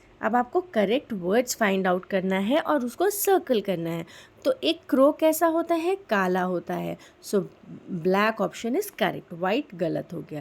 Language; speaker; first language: Hindi; native; Hindi